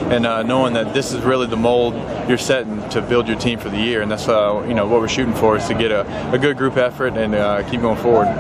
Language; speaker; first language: English; native; English